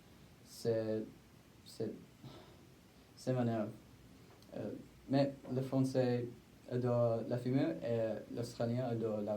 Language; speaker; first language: French; non-native, learner; English